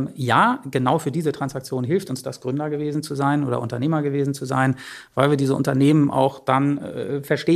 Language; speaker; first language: German; native; German